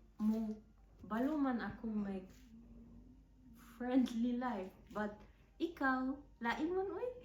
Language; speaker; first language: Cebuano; non-native, learner; German